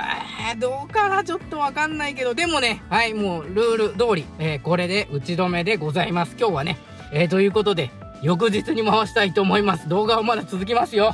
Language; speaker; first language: Japanese; native; Japanese